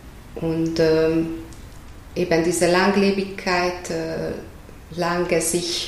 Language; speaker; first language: German; non-native, fluent; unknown